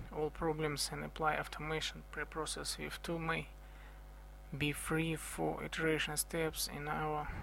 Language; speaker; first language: English; non-native, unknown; Russian